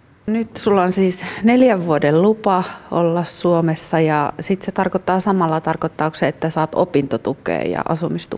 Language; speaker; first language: Finnish; native; Finnish